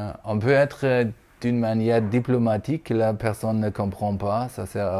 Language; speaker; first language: French; non-native, fluent; German